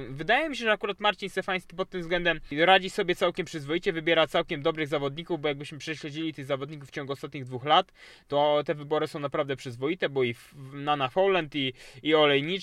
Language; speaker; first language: Polish; native; Polish